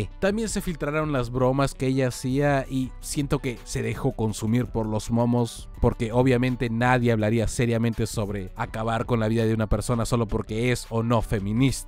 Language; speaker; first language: Spanish; native; Spanish